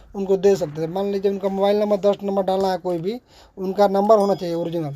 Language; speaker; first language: Hindi; native; Hindi